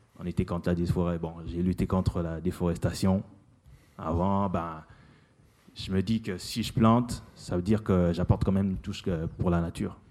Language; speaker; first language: French; non-native, local second language; Lingala